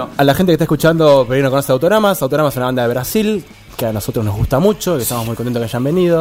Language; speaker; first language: Spanish; native; Spanish